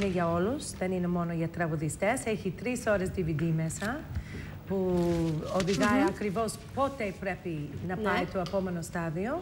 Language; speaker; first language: Greek; non-native, fluent; English